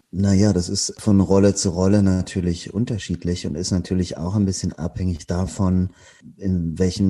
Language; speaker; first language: German; native; German